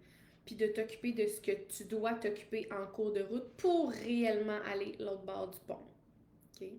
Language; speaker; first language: French; native; French